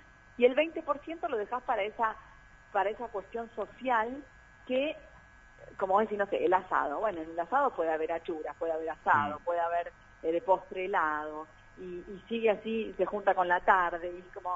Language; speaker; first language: Spanish; native; Spanish